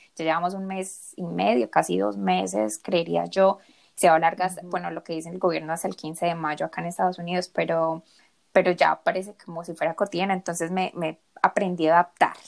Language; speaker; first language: Spanish; native; Spanish